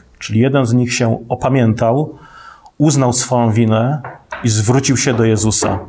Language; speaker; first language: Polish; native; Polish